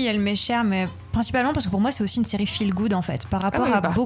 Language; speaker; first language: French; native; French